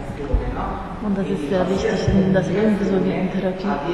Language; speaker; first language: German; non-native, fluent; Italian